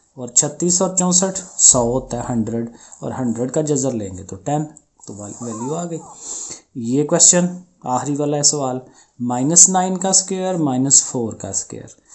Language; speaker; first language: Urdu; non-native, local second language; Punjabi